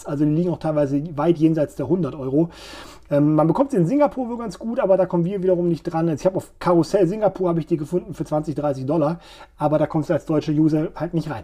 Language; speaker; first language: German; native; German